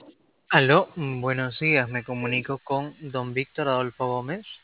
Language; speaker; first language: Spanish; native; Spanish